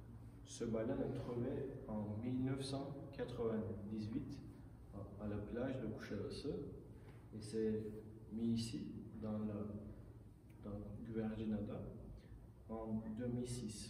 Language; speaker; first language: French; non-native, learner; Turkish